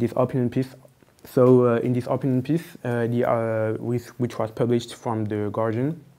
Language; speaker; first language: English; non-native, fluent; French